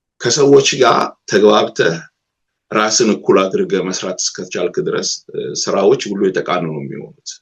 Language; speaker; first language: Amharic; native; Amharic